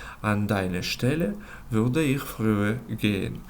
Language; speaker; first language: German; non-native, fluent; Ukrainian